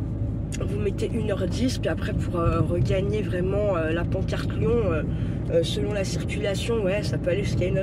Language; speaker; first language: French; native; French